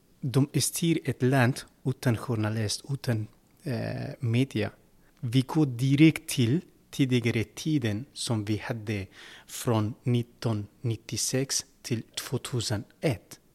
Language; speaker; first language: Swedish; non-native, learner; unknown